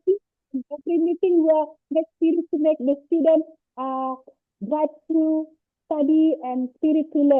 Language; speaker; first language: English; non-native, learner; Indonesian